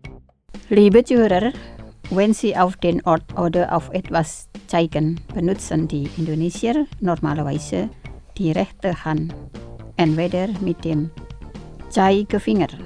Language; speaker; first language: German; non-native, fluent; Indonesian